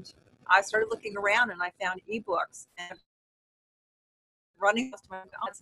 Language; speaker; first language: English; native; English